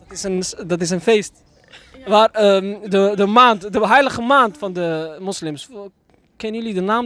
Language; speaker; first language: Dutch; native; Dutch